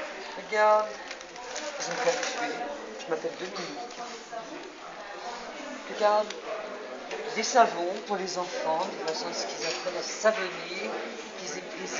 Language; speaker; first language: French; native; French